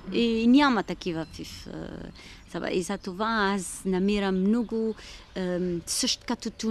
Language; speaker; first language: Bulgarian; non-native, learner; Arabic